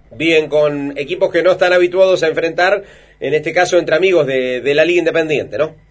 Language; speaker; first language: Spanish; native; Spanish